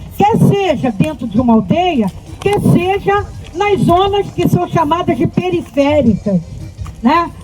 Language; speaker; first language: Portuguese; native; Portuguese